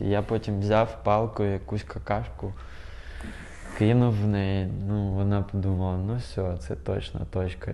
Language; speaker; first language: Ukrainian; non-native, local second language; Russian